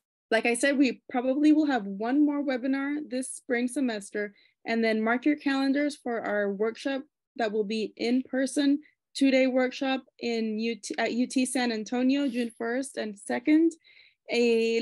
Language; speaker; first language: English; early bilingual, other home language; Spanish